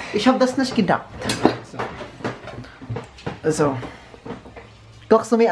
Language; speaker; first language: German; non-native, learner; Filipino